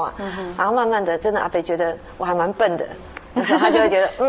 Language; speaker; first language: Chinese; native; Chinese